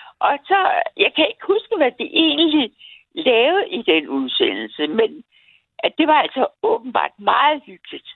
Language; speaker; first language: Danish; native; Danish